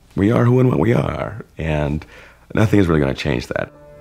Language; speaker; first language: English; native; English